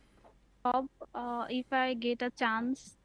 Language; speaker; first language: English; non-native, learner; Bangla